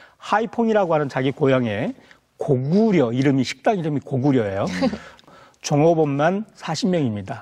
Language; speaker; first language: Korean; native; Korean